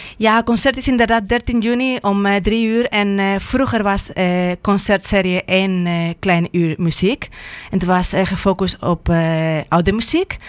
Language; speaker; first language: Dutch; non-native, fluent; Spanish